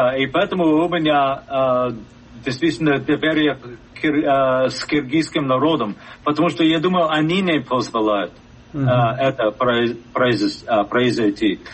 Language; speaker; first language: Russian; non-native, fluent; English